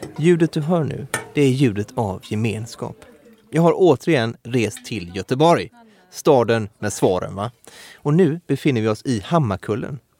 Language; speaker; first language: Swedish; native; Swedish